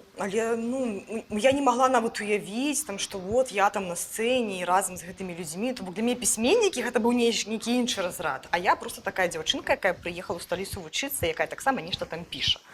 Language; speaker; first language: Belarusian; native; Belarusian